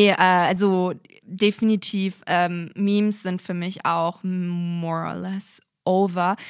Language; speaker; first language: German; early bilingual, other home language; Turkish